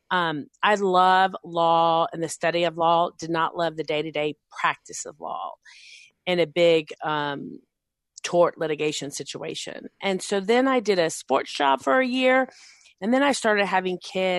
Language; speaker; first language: English; native; English